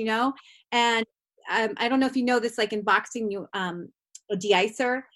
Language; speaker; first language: English; native; English